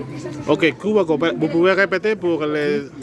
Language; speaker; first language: French; non-native, learner; Spanish